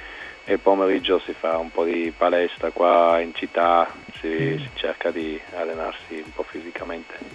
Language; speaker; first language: Italian; non-native, local second language; German